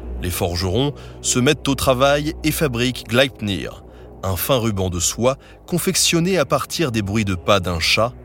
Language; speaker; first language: French; native; French